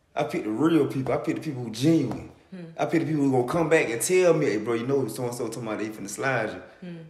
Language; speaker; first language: English; native; English